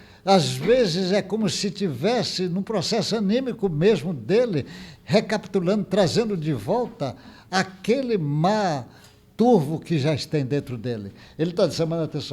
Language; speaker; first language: Portuguese; native; Portuguese